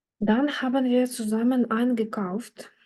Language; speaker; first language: German; non-native, fluent; Ukrainian